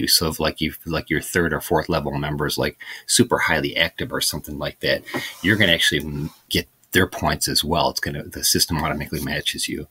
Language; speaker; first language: English; native; English